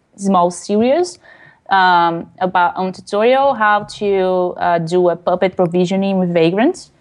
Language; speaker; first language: English; non-native, fluent; Portuguese